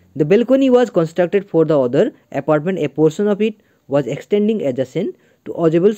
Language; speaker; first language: English; non-native, local second language; Assamese